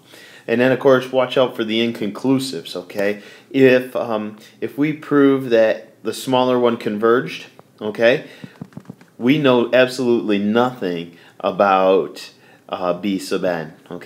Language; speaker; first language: English; native; English